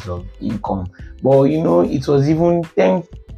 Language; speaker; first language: English; non-native, local second language; Yoruba